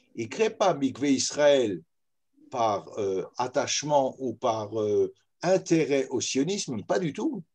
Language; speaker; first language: French; native; French